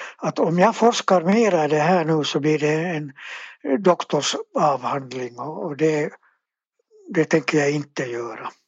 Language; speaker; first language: Swedish; native; Swedish